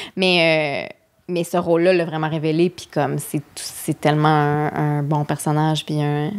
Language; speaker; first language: French; native; French